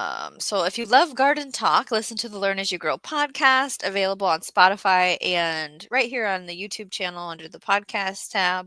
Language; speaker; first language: English; native; English